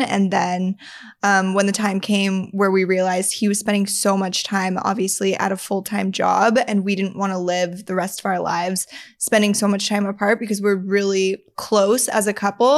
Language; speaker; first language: English; native; English